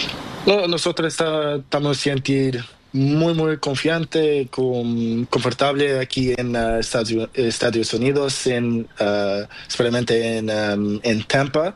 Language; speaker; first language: Spanish; non-native, local second language; Portuguese